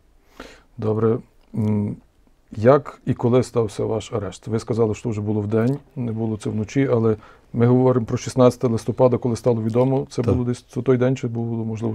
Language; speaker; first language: Ukrainian; native; Ukrainian